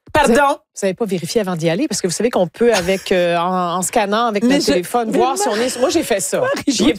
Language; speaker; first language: French; native; French